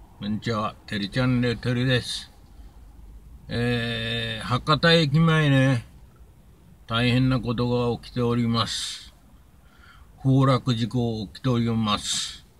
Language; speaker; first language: Japanese; native; Japanese